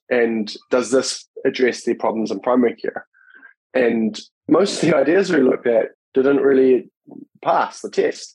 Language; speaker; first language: English; native; English